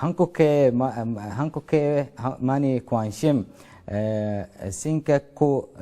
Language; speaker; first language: Korean; non-native, learner; Arabic